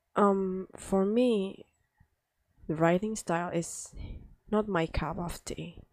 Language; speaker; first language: English; non-native, fluent; Indonesian